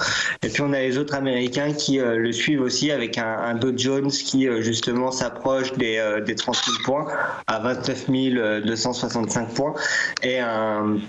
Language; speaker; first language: French; native; French